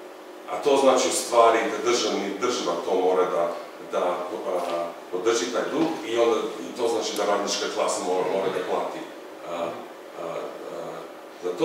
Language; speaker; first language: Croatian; non-native, fluent; English